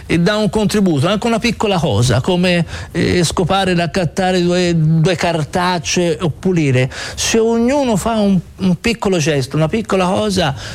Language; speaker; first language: Italian; native; Italian